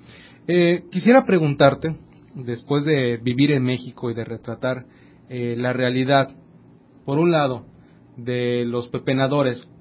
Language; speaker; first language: Spanish; native; Spanish